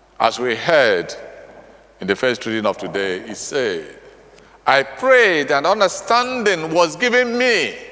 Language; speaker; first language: English; non-native, local second language; Igbo